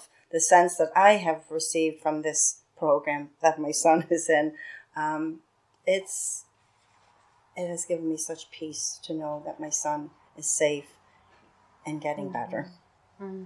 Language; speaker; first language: English; native; English